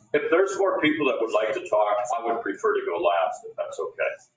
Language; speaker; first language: English; native; English